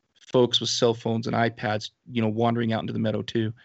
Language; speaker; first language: English; native; English